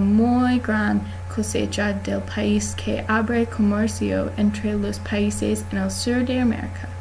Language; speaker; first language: Spanish; non-native, learner; English